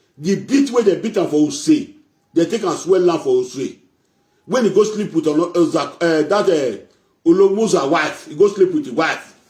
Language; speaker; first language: Nigerian Pidgin; non-native, local second language; Bini